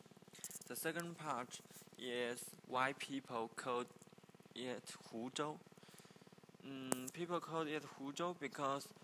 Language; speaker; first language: English; non-native, learner; Chinese